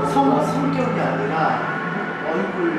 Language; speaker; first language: Japanese; non-native, learner; Korean